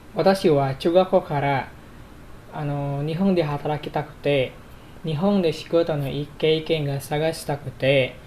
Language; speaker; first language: Japanese; non-native, learner; Indonesian